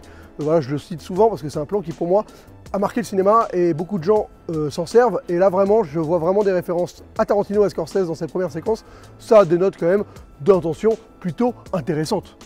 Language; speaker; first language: French; native; French